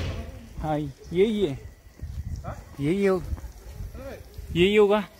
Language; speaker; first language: Hindi; non-native, local second language; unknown